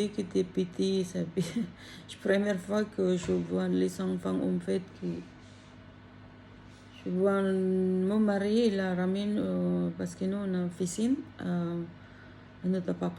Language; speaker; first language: French; non-native, learner; Filipino